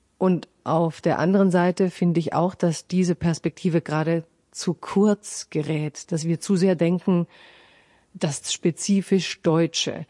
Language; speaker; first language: German; early bilingual, other home language; Croatian